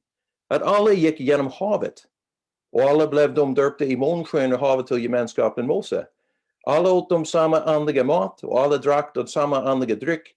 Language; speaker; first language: Swedish; non-native, fluent; English